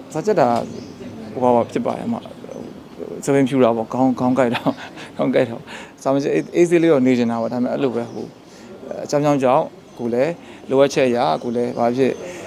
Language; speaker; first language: Burmese; non-native, local second language; Shan